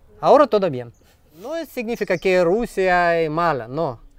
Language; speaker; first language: Spanish; non-native, learner; Russian